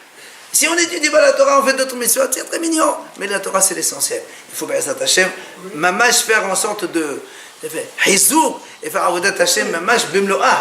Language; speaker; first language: French; native; French